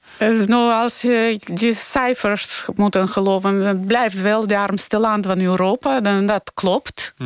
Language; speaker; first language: Dutch; non-native, fluent; Romanian